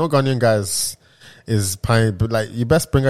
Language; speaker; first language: English; non-native, local second language; Yoruba